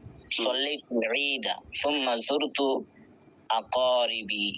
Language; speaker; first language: Arabic; non-native, learner; Bangla